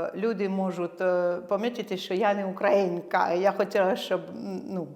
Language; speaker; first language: Ukrainian; non-native, fluent; French